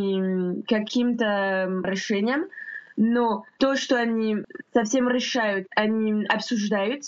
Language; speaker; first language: Russian; non-native, fluent; French